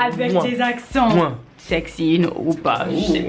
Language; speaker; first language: French; non-native, fluent; English